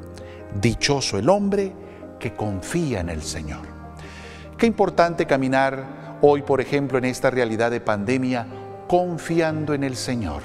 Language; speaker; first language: Spanish; native; Spanish